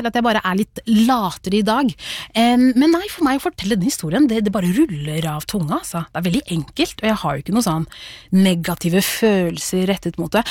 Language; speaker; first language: Norwegian; early bilingual, other home language; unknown